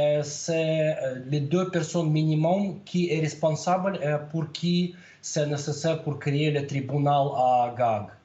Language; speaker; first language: French; non-native, learner; Russian